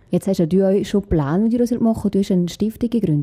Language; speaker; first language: German; native; German